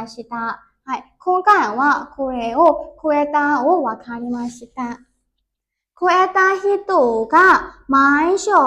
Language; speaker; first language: Japanese; non-native, learner; Burmese